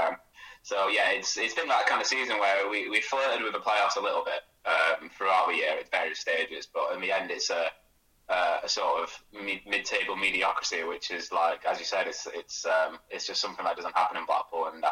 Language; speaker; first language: English; native; English